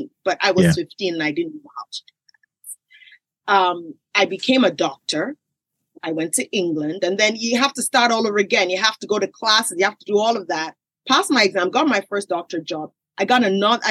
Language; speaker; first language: English; non-native, local second language; Yoruba